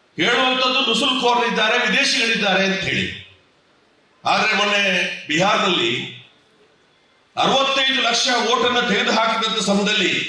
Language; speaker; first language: Kannada; native; Kannada